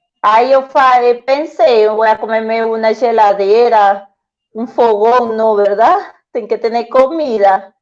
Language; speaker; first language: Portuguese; non-native, learner; Spanish